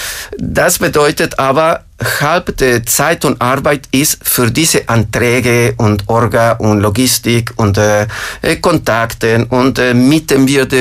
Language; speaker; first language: German; non-native, fluent; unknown